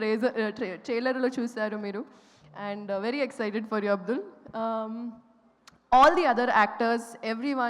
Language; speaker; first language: Telugu; non-native, fluent; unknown